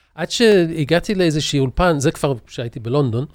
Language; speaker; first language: Hebrew; early bilingual, other home language; English